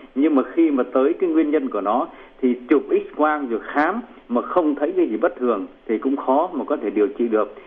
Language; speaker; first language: Vietnamese; native; Vietnamese